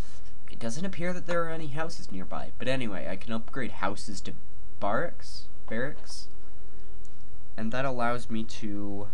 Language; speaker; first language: English; native; English